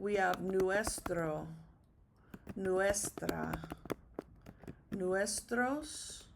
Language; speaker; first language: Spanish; non-native, fluent; English